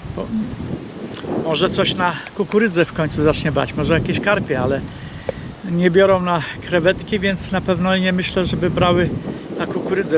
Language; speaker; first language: Polish; native; Polish